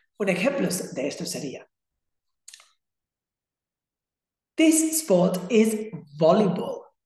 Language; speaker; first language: Spanish; non-native, fluent; English